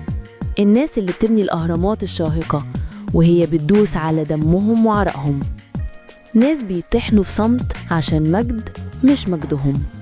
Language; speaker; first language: Arabic; native; Arabic